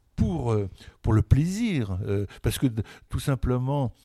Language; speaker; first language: French; native; French